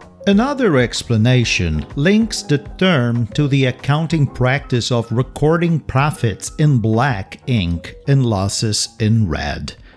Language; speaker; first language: English; non-native, fluent; Portuguese